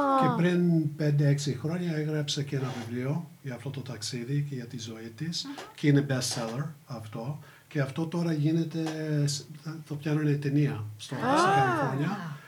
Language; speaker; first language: Greek; early bilingual, heritage; Greek